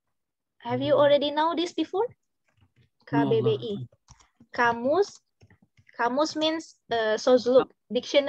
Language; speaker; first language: English; non-native, fluent; Indonesian